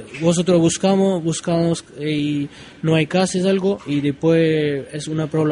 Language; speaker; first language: Spanish; non-native, learner; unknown